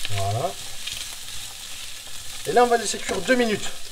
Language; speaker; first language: French; native; French